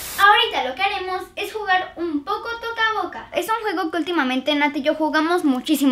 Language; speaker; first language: Spanish; native; Spanish